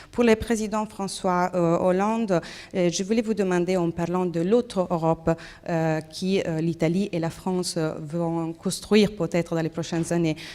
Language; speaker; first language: French; non-native, fluent; Italian